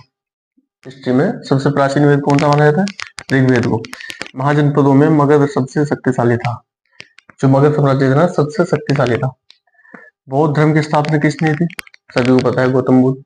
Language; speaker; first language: Hindi; native; Hindi